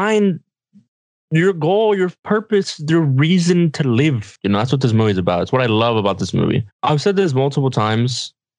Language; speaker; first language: English; non-native, fluent; Spanish